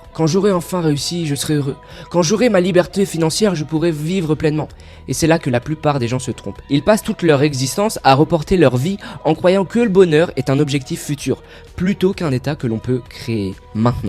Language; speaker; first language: French; native; French